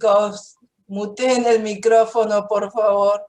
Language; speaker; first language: Spanish; native; Spanish